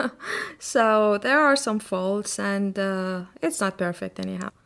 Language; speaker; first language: English; non-native, fluent; Persian